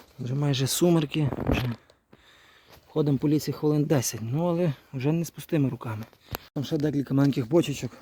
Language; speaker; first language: Ukrainian; native; Ukrainian